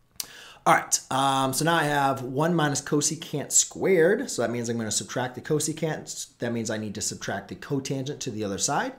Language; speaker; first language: English; native; English